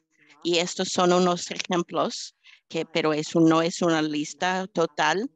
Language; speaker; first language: Spanish; early bilingual, heritage; English